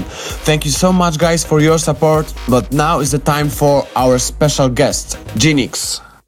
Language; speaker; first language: English; non-native, fluent; Polish